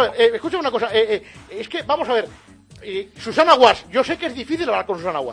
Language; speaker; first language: Spanish; native; Spanish